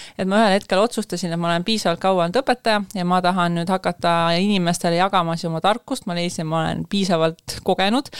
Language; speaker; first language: Estonian; native; Estonian